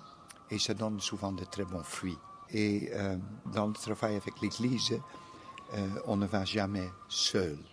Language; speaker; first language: French; non-native, fluent; Dutch